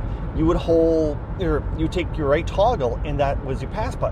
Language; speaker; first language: English; native; English